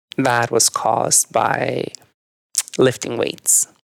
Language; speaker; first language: English; early bilingual, other home language; Spanish